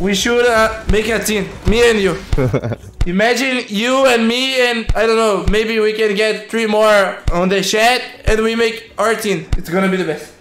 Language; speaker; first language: English; non-native, learner; Portuguese